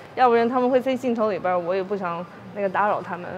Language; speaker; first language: Chinese; early bilingual, heritage; Chinese